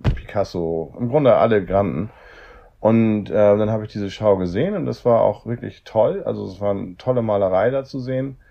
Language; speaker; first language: German; native; German